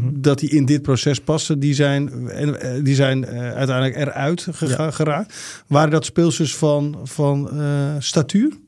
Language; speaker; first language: Dutch; native; Dutch